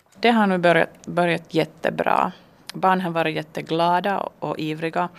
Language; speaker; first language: Swedish; non-native, local second language; Finnish